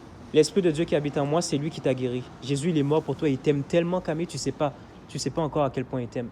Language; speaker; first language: French; native; French